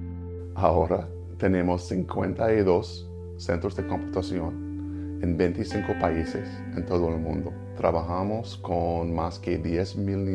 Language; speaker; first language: Spanish; non-native, learner; English